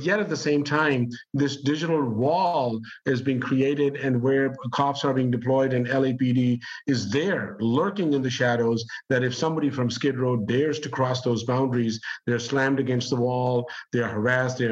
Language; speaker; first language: English; non-native, local second language; Urdu